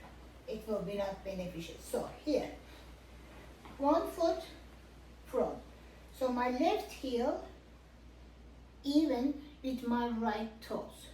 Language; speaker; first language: English; non-native, fluent; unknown